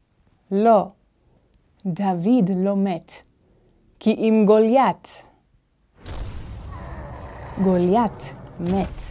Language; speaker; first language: Hebrew; non-native, fluent; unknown